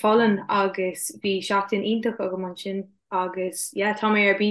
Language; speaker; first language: Irish; non-native, local second language; English